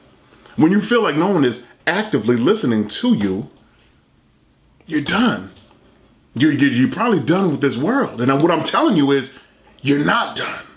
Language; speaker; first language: English; native; English